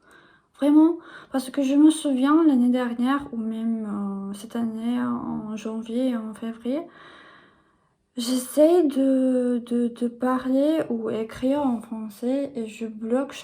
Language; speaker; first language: French; non-native, learner; English